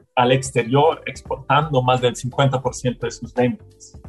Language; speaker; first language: Spanish; non-native, fluent; German